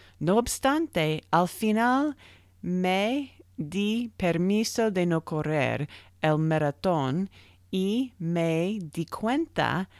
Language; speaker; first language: Spanish; non-native, learner; English